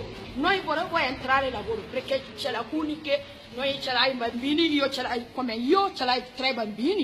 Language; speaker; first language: Italian; non-native, learner; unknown